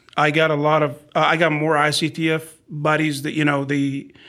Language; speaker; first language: English; non-native, fluent; Arabic